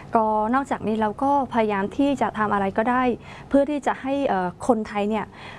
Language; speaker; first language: Thai; non-native, fluent; Khmer